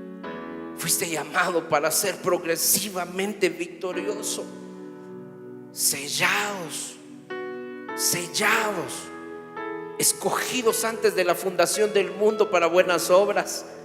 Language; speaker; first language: Spanish; native; Spanish